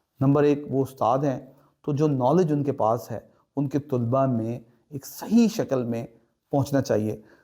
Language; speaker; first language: Urdu; native; Urdu